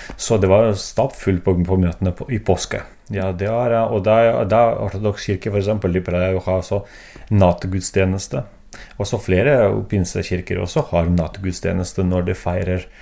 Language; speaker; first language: Norwegian; non-native, fluent; Russian